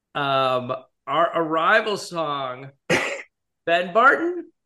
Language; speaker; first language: English; native; English